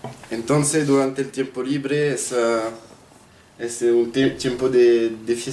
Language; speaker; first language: Spanish; non-native, learner; French